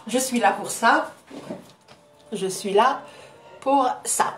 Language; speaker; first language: French; non-native, local second language; Arabic